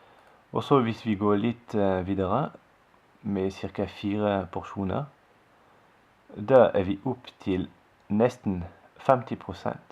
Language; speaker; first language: Norwegian; non-native, fluent; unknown